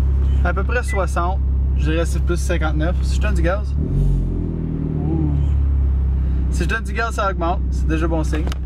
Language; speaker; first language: French; native; French